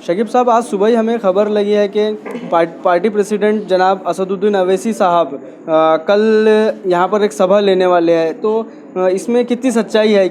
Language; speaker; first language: Hindi; native; Hindi